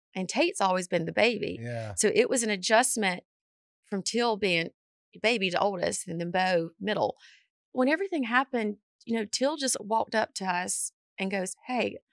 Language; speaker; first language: English; native; English